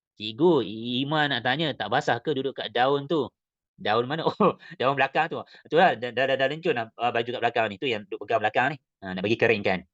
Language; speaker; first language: Malay; native; Malay